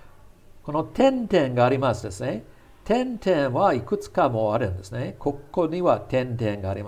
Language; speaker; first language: Japanese; non-native, fluent; English